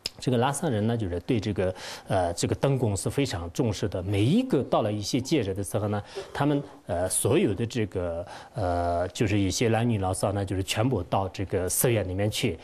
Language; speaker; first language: Chinese; non-native, local second language; Tibetan